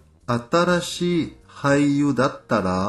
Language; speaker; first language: Japanese; non-native, fluent; French